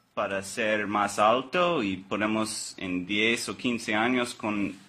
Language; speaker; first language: Spanish; non-native, learner; English